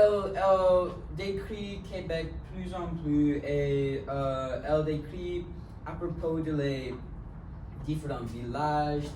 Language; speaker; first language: French; non-native, learner; English